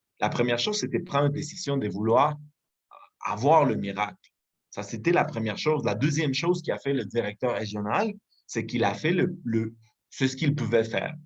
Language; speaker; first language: French; non-native, fluent; Spanish